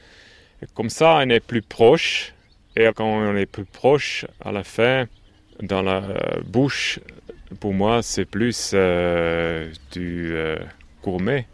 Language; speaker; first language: French; non-native, local second language; German